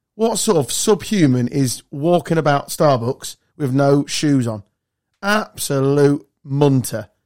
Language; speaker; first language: English; native; English